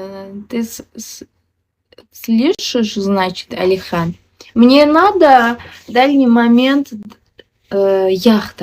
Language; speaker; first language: Russian; non-native, local second language; Uzbek